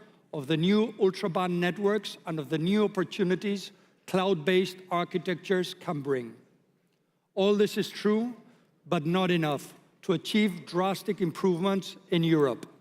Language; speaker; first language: English; non-native, fluent; Spanish